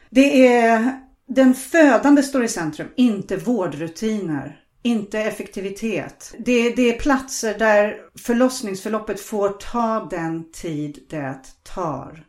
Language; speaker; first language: Swedish; non-native, fluent; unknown